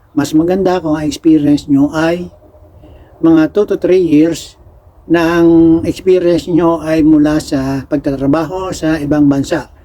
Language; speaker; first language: Filipino; native; Filipino